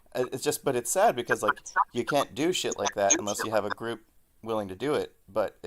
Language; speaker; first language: English; native; English